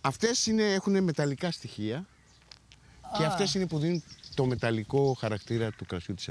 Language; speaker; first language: Greek; native; Greek